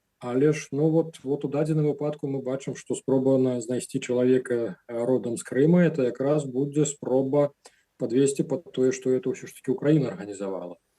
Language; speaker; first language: Belarusian; non-native, local second language; Russian